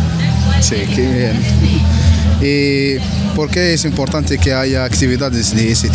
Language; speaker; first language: Spanish; non-native, learner; Arabic